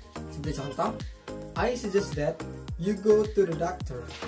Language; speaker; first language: English; non-native, fluent; Indonesian